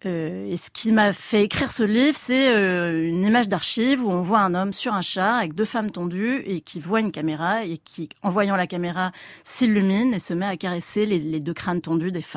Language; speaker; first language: French; native; French